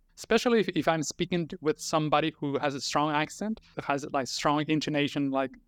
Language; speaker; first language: English; non-native, fluent; Spanish